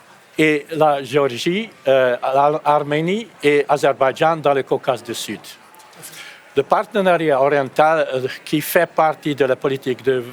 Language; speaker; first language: French; non-native, fluent; Hungarian